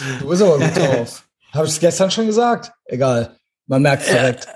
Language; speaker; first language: German; native; German